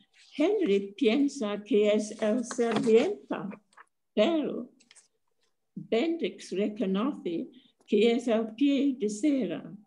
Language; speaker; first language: Spanish; non-native, fluent; English